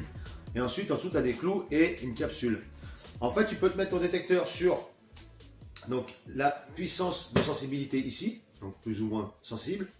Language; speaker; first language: French; native; French